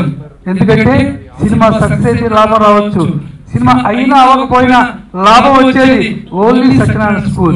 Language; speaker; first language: Telugu; native; Telugu